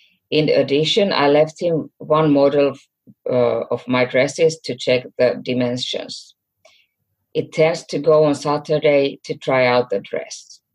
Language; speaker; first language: English; non-native, fluent; Finnish